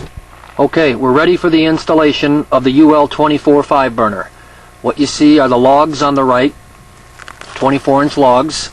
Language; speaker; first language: English; native; English